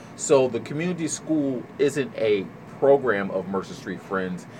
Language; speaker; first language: English; native; English